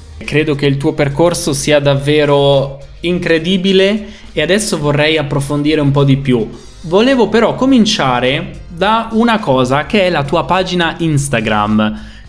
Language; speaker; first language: Italian; native; Italian